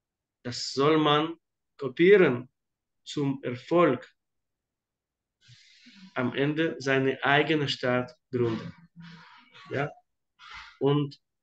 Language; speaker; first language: German; non-native, fluent; Hebrew